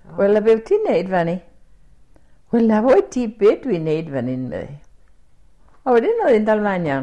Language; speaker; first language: Welsh; early bilingual, heritage; Welsh